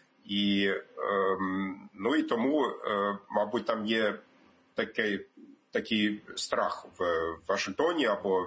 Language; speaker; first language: Ukrainian; non-native, fluent; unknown